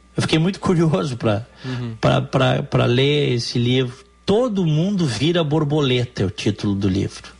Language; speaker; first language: Portuguese; native; Portuguese